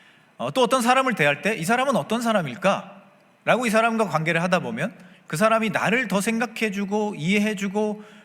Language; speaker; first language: Korean; native; Korean